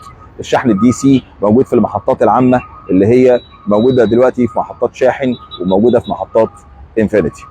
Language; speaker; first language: Arabic; native; Arabic